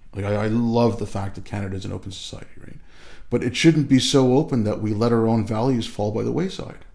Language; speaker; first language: English; early bilingual, other home language; Urdu